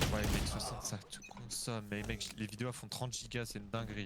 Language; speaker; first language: French; native; French